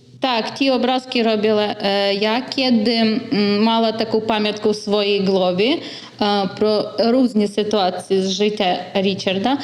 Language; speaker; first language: Polish; non-native, learner; Ukrainian